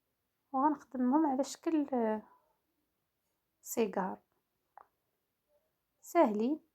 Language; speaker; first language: Arabic; native; Arabic